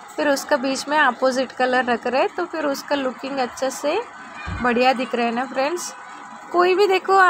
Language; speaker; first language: Hindi; non-native, local second language; Telugu